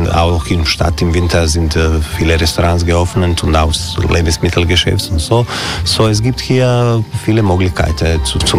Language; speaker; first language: German; non-native, learner; Croatian